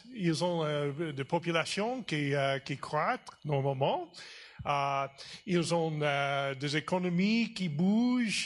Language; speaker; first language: French; non-native, fluent; English